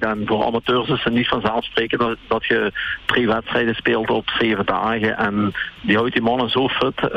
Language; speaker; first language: Dutch; native; Dutch